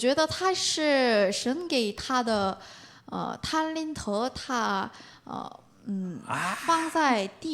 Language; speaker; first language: Chinese; non-native, learner; Korean